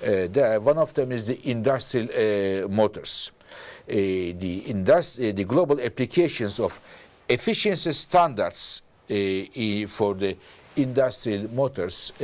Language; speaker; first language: English; non-native, fluent; Turkish